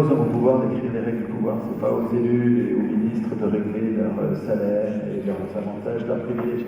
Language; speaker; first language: French; native; French